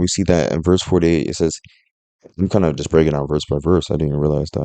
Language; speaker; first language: English; native; English